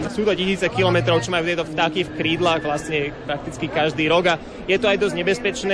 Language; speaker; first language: Slovak; native; Slovak